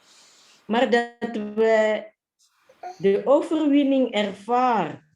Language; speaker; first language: Dutch; non-native, fluent; Indonesian